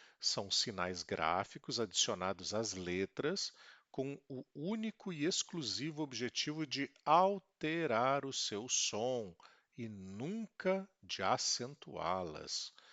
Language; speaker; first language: Portuguese; native; Portuguese